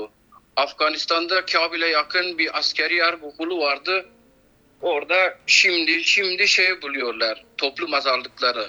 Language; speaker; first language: Turkish; non-native, fluent; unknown